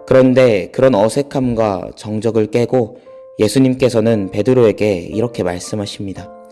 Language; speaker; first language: Korean; native; Korean